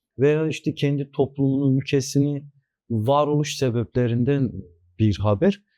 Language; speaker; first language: Turkish; non-native, local second language; Kurdish